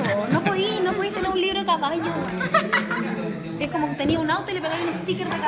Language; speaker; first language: Spanish; native; Spanish